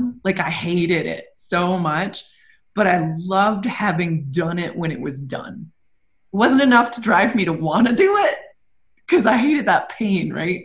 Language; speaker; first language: English; native; English